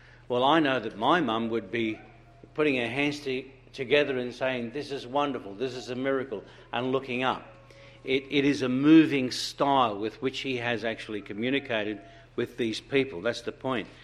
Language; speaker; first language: English; non-native, fluent; Italian